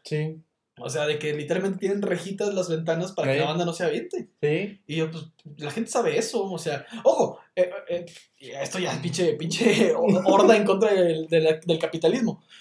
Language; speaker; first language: Spanish; native; Spanish